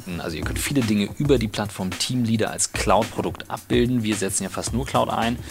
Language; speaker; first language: German; native; German